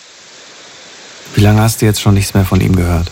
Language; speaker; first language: German; native; German